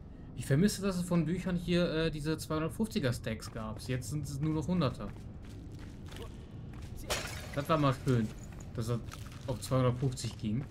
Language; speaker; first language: German; native; German